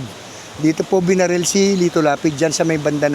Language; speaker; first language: Filipino; native; Filipino